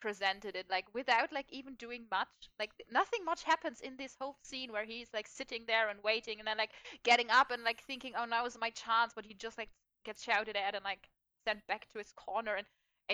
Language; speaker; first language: English; non-native, fluent; German